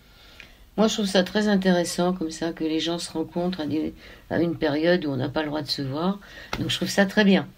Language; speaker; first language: French; native; French